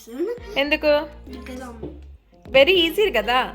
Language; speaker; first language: Telugu; native; Telugu